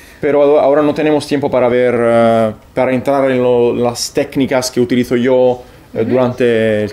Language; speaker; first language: Spanish; non-native, fluent; Italian